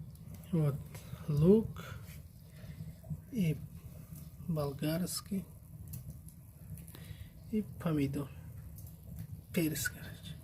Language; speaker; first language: Russian; non-native, learner; Tajik